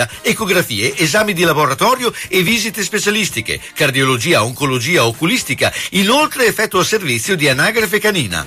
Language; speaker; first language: Italian; native; Italian